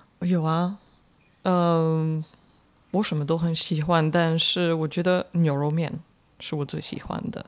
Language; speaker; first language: Chinese; non-native, fluent; French